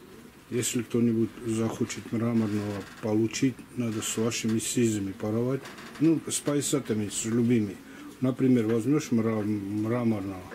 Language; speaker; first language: Russian; non-native, local second language; Georgian